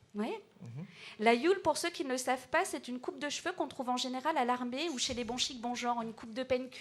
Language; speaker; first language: French; native; French